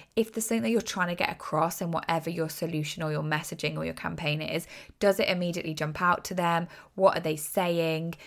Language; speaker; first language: English; native; English